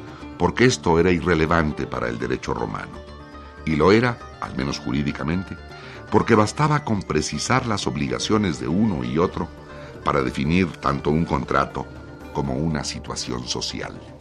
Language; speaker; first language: Spanish; native; Spanish